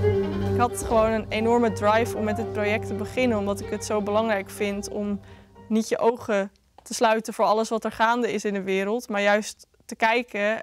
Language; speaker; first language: Dutch; native; Dutch